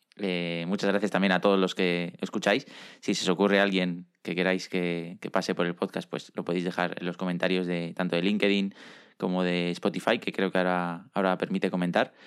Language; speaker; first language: Spanish; native; Spanish